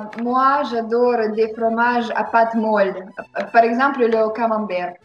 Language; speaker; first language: French; non-native, learner; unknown